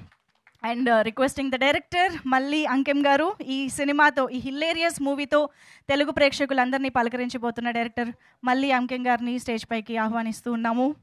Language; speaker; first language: Telugu; native; Telugu